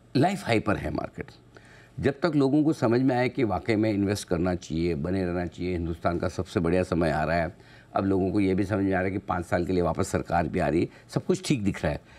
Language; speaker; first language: Hindi; native; Hindi